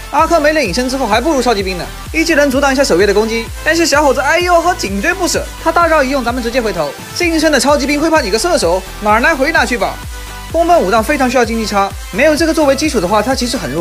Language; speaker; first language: Chinese; native; Chinese